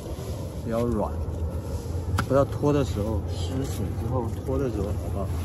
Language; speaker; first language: Chinese; native; Chinese